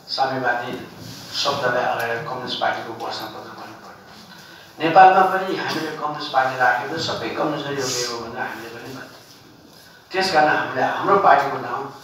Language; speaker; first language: Nepali; non-native, local second language; Newari